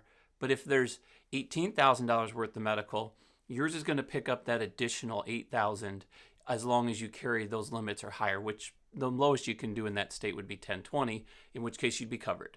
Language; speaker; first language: English; native; English